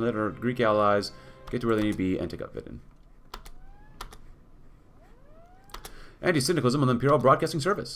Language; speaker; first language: English; native; English